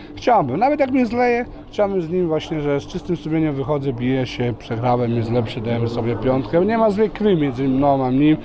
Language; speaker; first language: Polish; non-native, fluent; Serbian